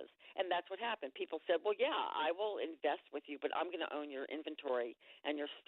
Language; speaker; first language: English; native; English